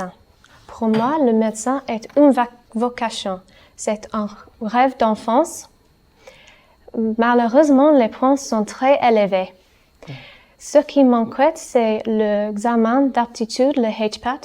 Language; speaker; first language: French; non-native, learner; English